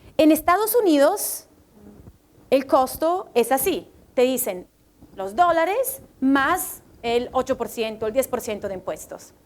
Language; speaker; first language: Spanish; non-native, fluent; Italian